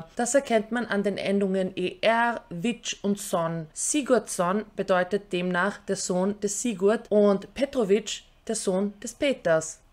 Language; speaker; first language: German; early bilingual, other home language; Albanian